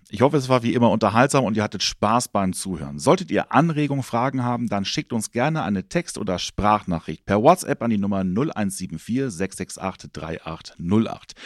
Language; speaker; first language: German; native; German